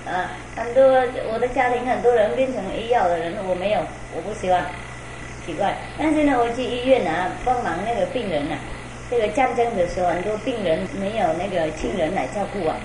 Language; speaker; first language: Chinese; non-native, fluent; Vietnamese